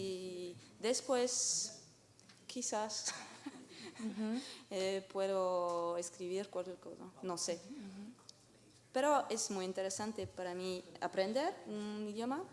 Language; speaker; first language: Spanish; non-native, learner; French